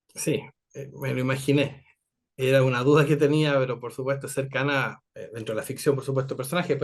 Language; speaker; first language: Spanish; native; Spanish